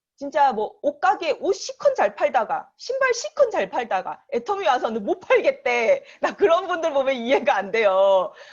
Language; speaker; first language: Korean; native; Korean